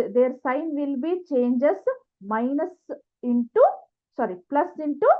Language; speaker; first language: English; non-native, local second language; Kannada